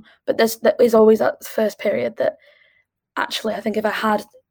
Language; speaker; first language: English; native; English